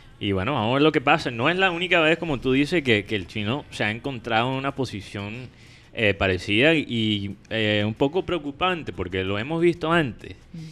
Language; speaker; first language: Spanish; non-native, fluent; English